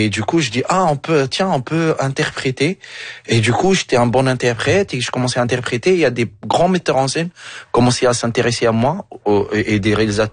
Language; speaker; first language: French; non-native, local second language; Arabic